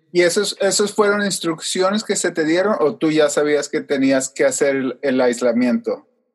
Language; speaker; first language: Spanish; native; Spanish